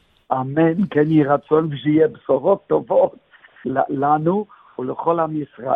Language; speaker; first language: Hebrew; non-native, fluent; English